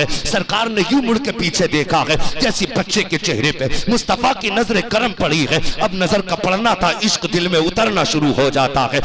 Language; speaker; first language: Urdu; native; Urdu